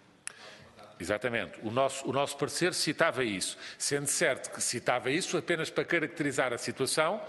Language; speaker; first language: Portuguese; native; Portuguese